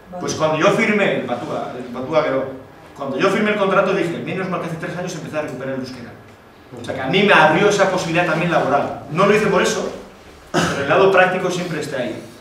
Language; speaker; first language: Spanish; early bilingual, other home language; Basque